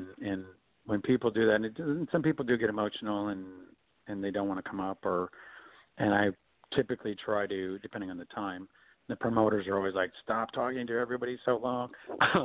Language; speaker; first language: English; native; English